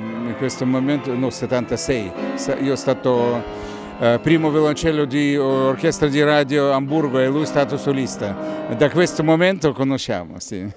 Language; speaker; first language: Italian; non-native, learner; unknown